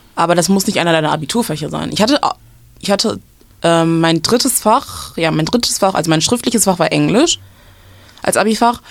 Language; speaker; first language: German; native; German